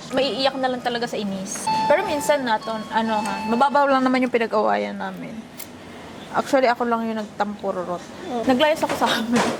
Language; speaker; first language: Filipino; native; Filipino